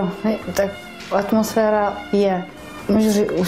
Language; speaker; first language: Czech; non-native, learner; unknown